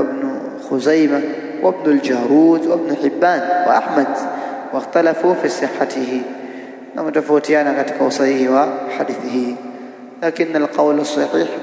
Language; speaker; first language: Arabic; non-native, fluent; Swahili